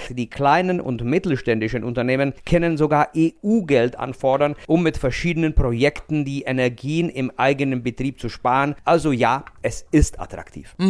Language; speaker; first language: German; non-native, fluent; Czech